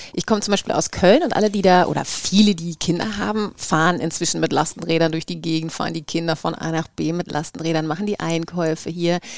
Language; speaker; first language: German; native; German